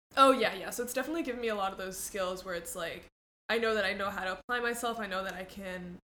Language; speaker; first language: English; early bilingual, other home language; Spanish